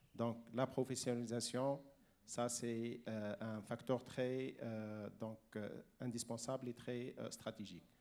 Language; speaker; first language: French; non-native, local second language; Arabic